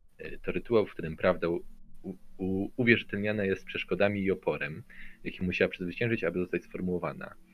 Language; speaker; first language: Polish; native; Polish